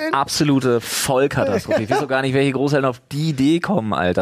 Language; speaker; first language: German; native; German